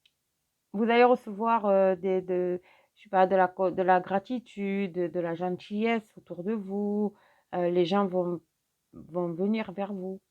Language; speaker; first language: French; native; French